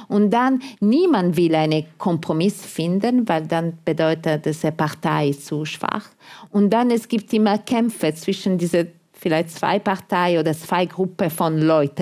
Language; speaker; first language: German; non-native, fluent; Italian